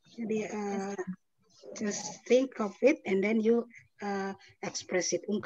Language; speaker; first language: English; non-native, fluent; Indonesian